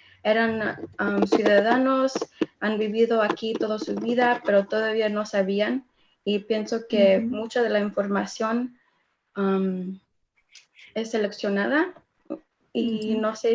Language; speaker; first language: Spanish; early bilingual, other home language; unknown